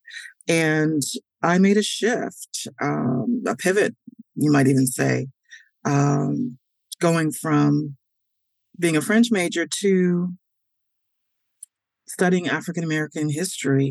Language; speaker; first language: English; native; English